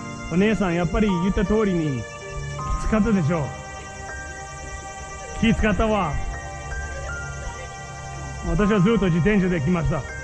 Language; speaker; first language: Japanese; non-native, fluent; English